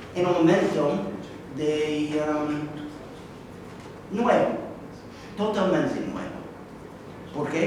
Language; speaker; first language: Spanish; non-native, fluent; English